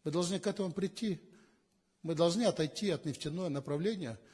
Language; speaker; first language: Russian; non-native, local second language; Kazakh